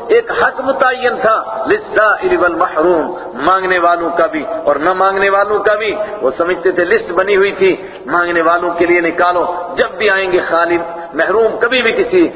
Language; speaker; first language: Urdu; non-native, local second language; Punjabi